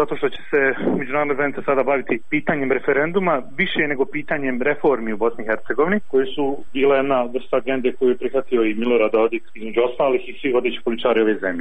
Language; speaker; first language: Croatian; native; Croatian